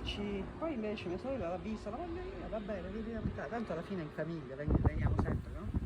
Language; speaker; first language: Italian; native; Italian